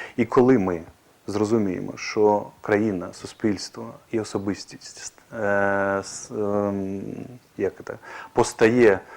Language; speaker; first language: Ukrainian; non-native, local second language; Russian